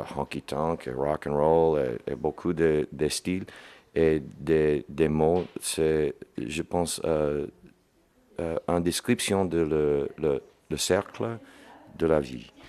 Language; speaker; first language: French; non-native, learner; English